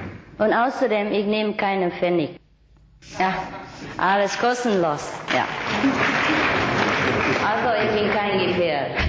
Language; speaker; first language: German; non-native, learner; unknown